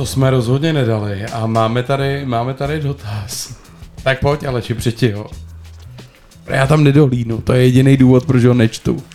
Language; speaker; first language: Czech; native; Czech